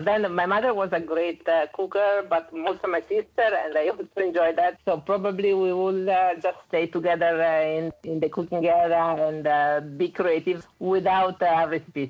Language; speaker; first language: English; non-native, fluent; Italian